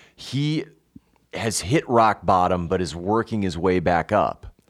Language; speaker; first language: English; native; English